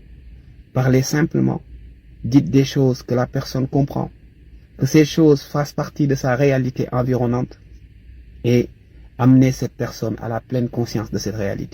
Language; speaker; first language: French; non-native, local second language; Wolof